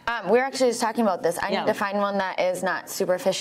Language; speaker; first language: English; native; English